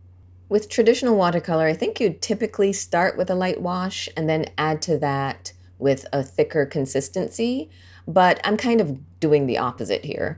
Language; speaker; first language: English; native; English